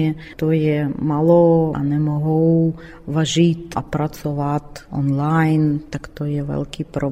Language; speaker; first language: Czech; non-native, learner; Ukrainian